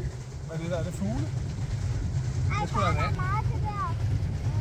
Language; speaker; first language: Danish; native; Danish